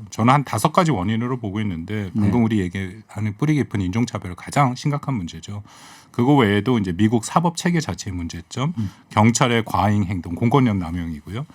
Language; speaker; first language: Korean; native; Korean